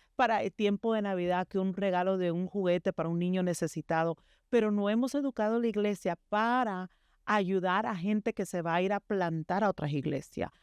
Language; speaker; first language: Spanish; early bilingual, heritage; Spanish